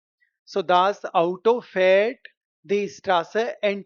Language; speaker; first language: German; non-native, fluent; Hindi